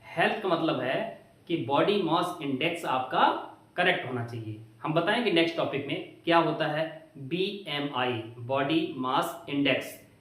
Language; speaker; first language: Hindi; native; Hindi